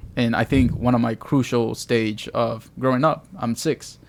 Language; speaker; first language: English; early bilingual, other home language; Spanish